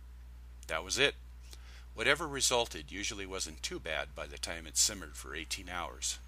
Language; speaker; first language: English; native; English